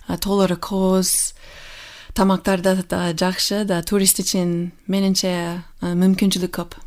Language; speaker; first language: Kyrgyz; non-native, fluent; English